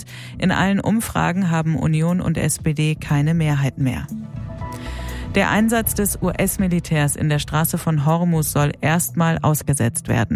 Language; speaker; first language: German; native; German